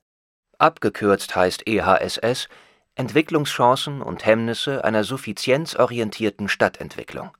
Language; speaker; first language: German; native; German